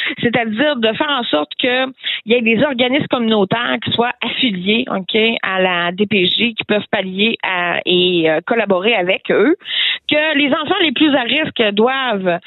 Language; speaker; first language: French; native; French